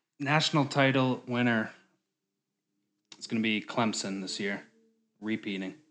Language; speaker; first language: English; native; English